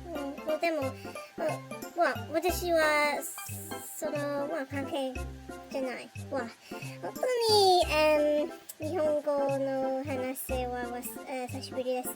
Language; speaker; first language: Japanese; non-native, learner; English